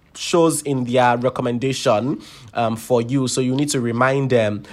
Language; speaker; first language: English; non-native, local second language; Yoruba